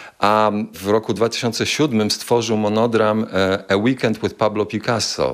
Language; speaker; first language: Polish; native; Polish